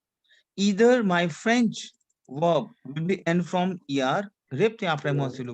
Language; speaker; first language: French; non-native, fluent; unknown